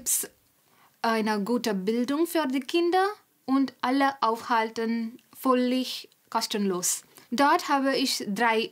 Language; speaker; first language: German; non-native, fluent; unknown